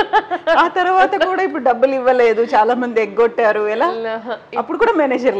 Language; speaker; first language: Telugu; native; Telugu